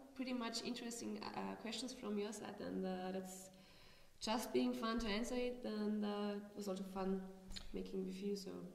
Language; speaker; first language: English; non-native, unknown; German